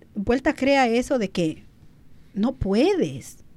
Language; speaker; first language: Spanish; early bilingual, other home language; English